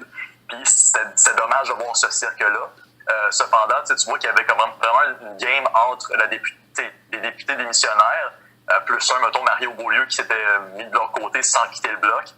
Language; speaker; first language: French; native; French